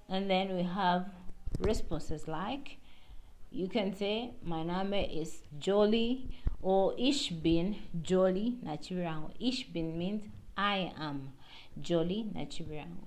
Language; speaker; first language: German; non-native, learner; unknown